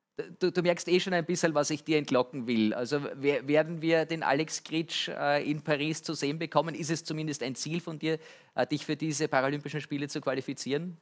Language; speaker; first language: German; native; German